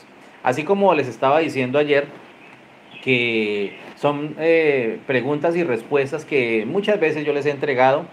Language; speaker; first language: Spanish; native; Spanish